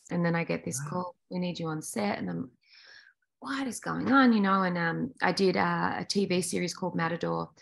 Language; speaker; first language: English; native; English